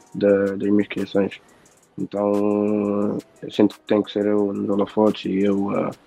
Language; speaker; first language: Portuguese; native; Portuguese